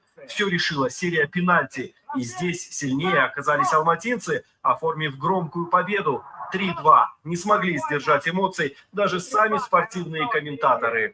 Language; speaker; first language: Russian; native; Russian